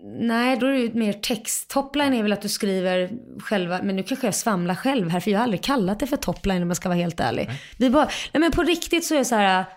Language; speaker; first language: Swedish; native; Swedish